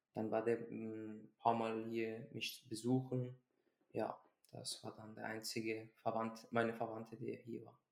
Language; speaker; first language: German; early bilingual, other home language; Persian